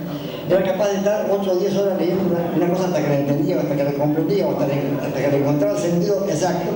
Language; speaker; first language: Spanish; native; Spanish